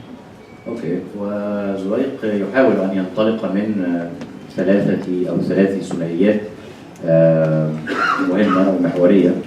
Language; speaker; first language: Arabic; native; Arabic